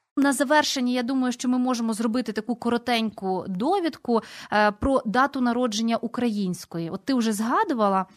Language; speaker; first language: Ukrainian; native; Ukrainian